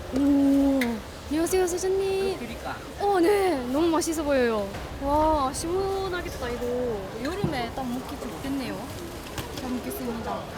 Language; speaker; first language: Korean; non-native, fluent; Japanese